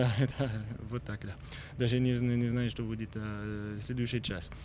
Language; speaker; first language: Russian; non-native, learner; French